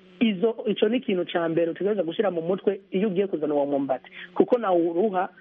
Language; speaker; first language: Rundi; early bilingual, heritage; Rundi